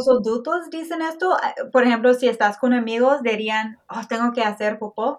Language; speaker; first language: Spanish; non-native, fluent; English